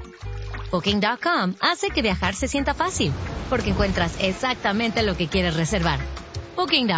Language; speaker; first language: Spanish; native; Spanish